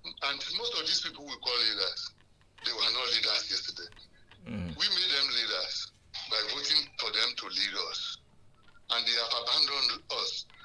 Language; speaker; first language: English; non-native, local second language; Yoruba